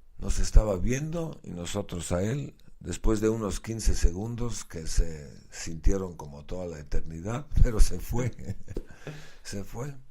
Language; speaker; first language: Spanish; non-native, fluent; Slovenian